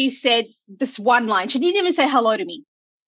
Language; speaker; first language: English; native; English